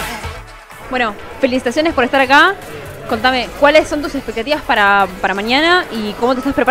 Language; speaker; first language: Spanish; native; Spanish